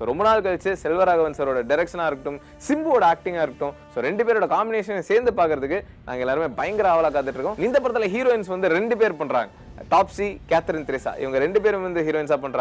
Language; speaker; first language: Tamil; native; Tamil